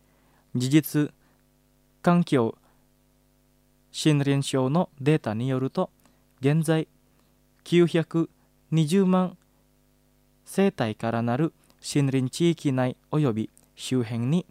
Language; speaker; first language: Japanese; non-native, fluent; Indonesian